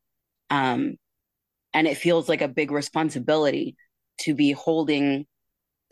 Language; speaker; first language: English; native; English